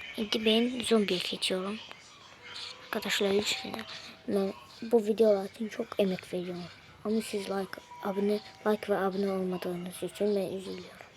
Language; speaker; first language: Turkish; non-native, learner; Azerbaijani